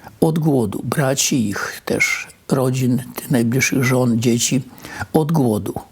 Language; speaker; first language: Polish; native; Polish